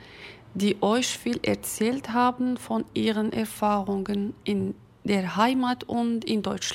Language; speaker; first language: German; non-native, fluent; Kurdish